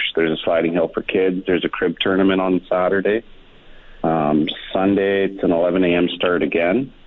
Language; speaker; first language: English; native; English